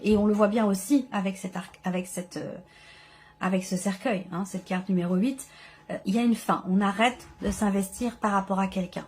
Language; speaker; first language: French; native; French